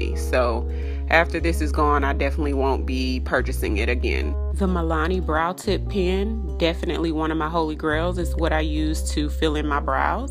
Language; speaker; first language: English; native; English